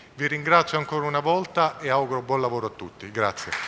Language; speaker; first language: Italian; native; Italian